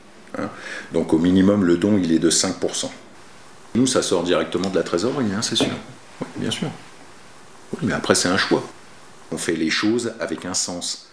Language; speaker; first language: French; native; French